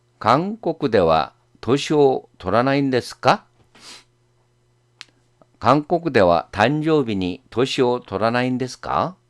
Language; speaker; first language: Japanese; non-native, fluent; Korean